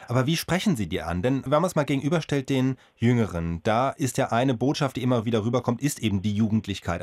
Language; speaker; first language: German; native; German